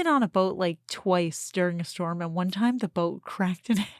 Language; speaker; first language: English; native; English